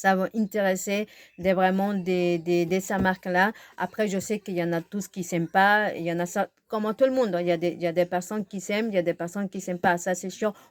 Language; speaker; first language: French; non-native, fluent; Spanish